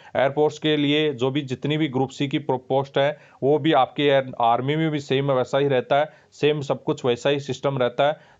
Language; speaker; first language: Hindi; native; Hindi